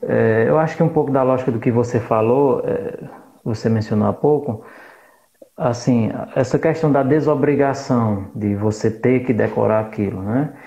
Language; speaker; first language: Portuguese; native; Portuguese